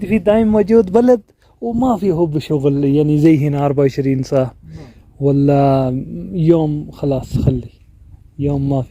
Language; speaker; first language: Arabic; non-native, learner; Urdu